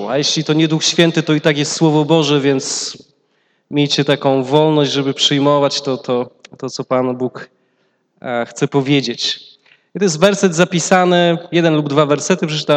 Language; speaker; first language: Polish; native; Polish